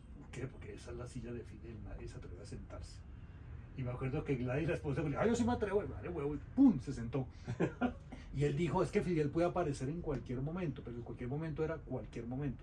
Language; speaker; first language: Spanish; native; Spanish